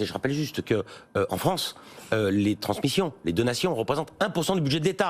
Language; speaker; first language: French; native; French